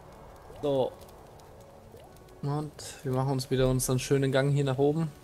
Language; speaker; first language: German; native; German